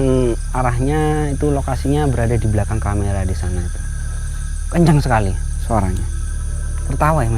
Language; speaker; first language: Indonesian; native; Indonesian